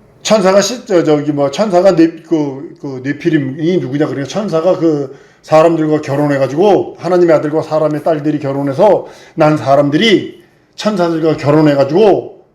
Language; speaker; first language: Korean; native; Korean